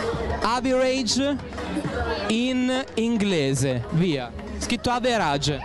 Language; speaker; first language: Italian; native; Italian